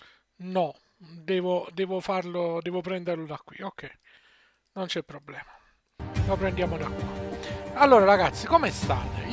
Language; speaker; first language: Italian; native; Italian